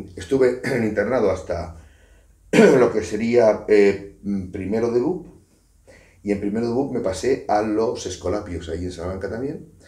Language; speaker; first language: Spanish; native; Spanish